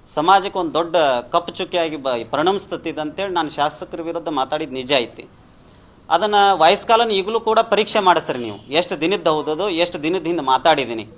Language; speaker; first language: Kannada; non-native, local second language; Lambadi